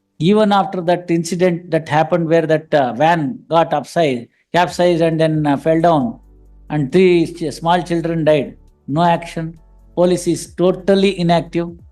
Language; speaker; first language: English; non-native, local second language; Kannada